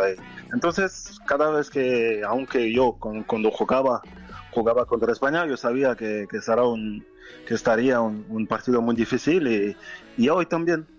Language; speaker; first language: Spanish; non-native, fluent; French